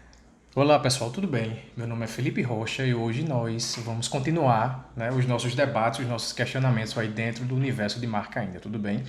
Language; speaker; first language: Portuguese; native; Portuguese